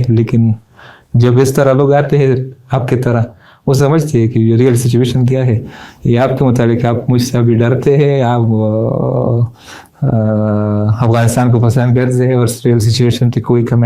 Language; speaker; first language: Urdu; non-native, learner; Pashto